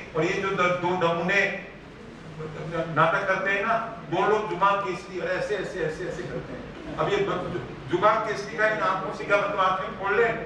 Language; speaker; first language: Hindi; non-native, local second language; Gujarati